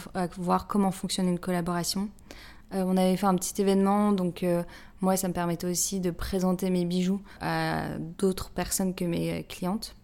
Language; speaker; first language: French; native; French